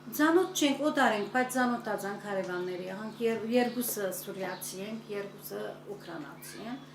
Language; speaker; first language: Armenian; early bilingual, heritage; Armenian